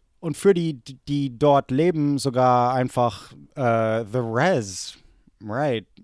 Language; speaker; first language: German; early bilingual, other home language; English